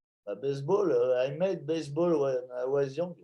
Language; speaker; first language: English; non-native, learner; French